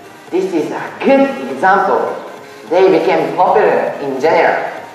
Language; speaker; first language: English; non-native, learner; Japanese